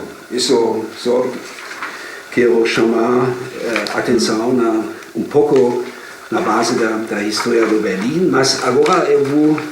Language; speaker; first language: Portuguese; non-native, fluent; German